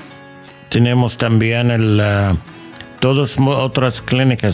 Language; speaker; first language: Spanish; non-native, fluent; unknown